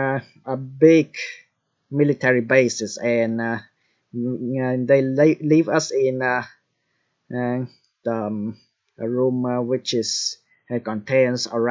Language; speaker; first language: English; non-native, fluent; Vietnamese